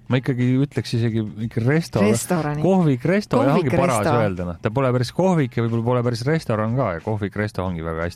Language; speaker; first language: Estonian; native; Estonian